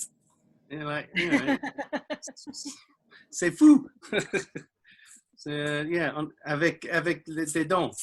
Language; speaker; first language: French; non-native, learner; English